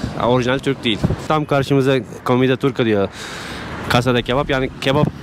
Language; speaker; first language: Turkish; native; Turkish